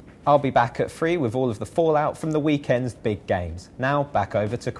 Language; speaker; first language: English; native; English